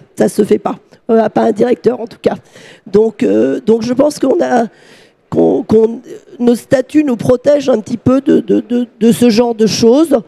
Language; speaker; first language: French; native; French